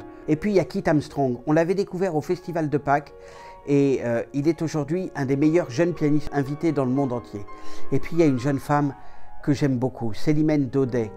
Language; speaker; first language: French; native; French